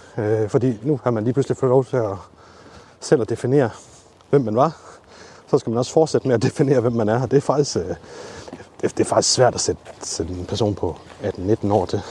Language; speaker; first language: Danish; native; Danish